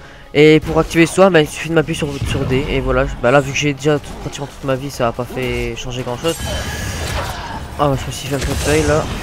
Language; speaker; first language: French; native; French